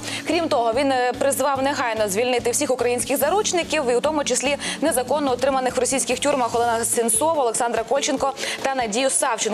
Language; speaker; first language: Ukrainian; native; Ukrainian